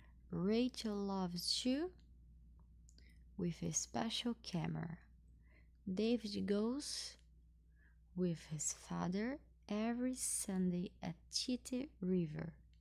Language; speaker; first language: English; non-native, fluent; Portuguese